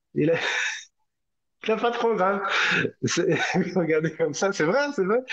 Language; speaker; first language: French; native; French